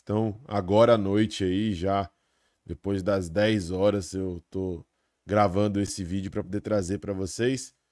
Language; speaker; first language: Portuguese; native; Portuguese